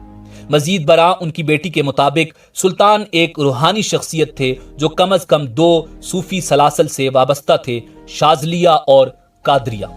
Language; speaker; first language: Urdu; native; Urdu